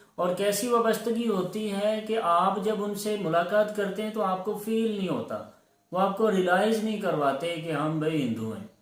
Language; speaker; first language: Urdu; non-native, local second language; Punjabi